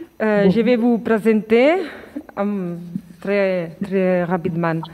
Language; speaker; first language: French; non-native, fluent; Catalan